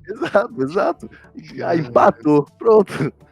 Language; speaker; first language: Portuguese; native; Portuguese